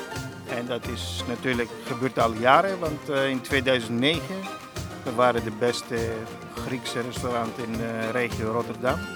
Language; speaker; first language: Dutch; non-native, fluent; Greek